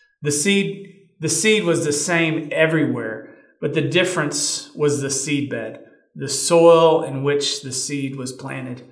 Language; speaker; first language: English; native; English